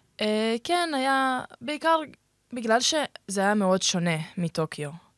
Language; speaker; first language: Hebrew; early bilingual, other home language; Russian